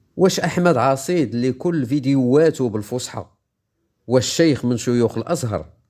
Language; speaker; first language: Arabic; native; Arabic